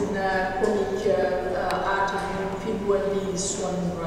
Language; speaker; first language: German; non-native, fluent; Persian